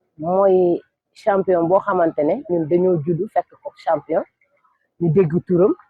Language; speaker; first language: Wolof; non-native, local second language; Jola-Fonyi